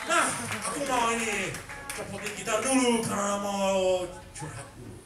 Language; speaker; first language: Indonesian; non-native, fluent; English